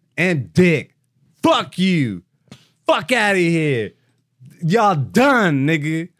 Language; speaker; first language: English; native; English